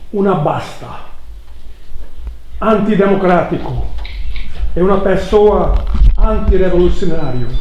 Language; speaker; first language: Spanish; non-native, learner; Hungarian